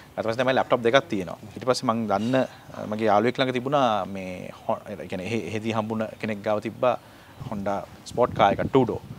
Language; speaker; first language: Sinhala; native; Sinhala